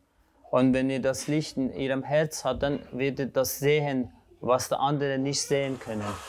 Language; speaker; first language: German; non-native, fluent; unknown